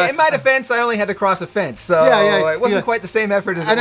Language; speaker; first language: English; native; English